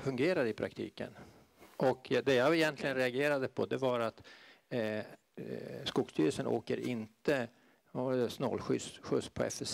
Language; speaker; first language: Swedish; native; Swedish